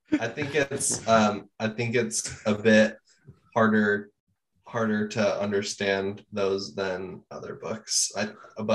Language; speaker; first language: English; native; English